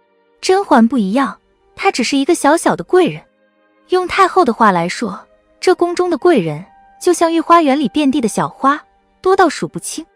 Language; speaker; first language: Chinese; native; Chinese